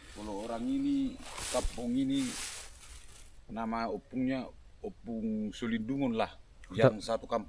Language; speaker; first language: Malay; non-native, local second language; Batak Toba